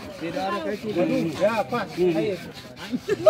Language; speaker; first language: Indonesian; non-native, local second language; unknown